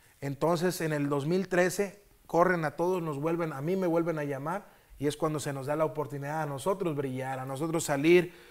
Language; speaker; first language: Spanish; early bilingual, heritage; Spanish